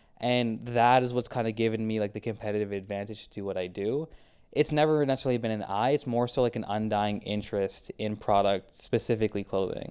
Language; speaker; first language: English; early bilingual, other home language; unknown